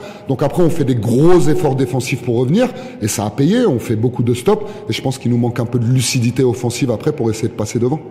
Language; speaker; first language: French; native; French